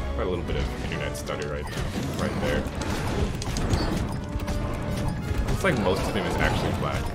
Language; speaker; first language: English; native; English